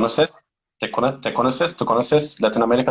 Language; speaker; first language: Spanish; non-native, learner; Turkish